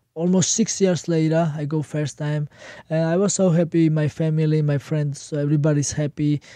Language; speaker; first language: English; non-native, learner; Georgian